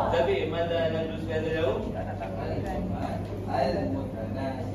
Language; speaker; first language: Arabic; non-native, learner; Malay